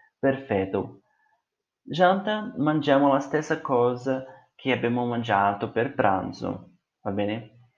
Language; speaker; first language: Italian; non-native, fluent; Portuguese